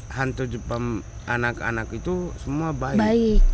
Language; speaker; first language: Indonesian; non-native, learner; Japanese